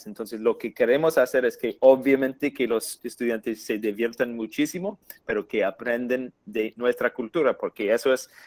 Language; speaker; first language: Spanish; non-native, fluent; English